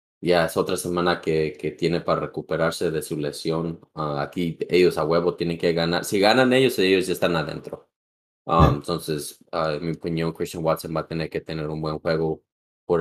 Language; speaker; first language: Spanish; early bilingual, heritage; Spanish